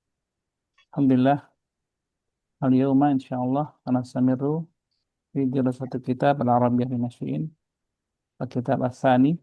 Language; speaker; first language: Arabic; non-native, fluent; Indonesian